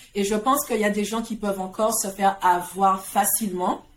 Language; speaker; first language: French; native; French